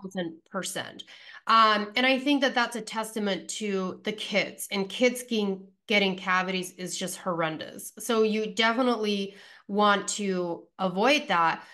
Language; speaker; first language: English; early bilingual, other home language; Pennsylvania German